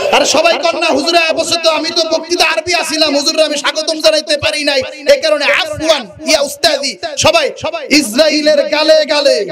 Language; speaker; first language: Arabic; non-native, fluent; Bangla